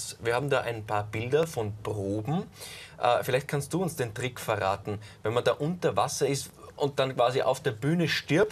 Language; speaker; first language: German; native; German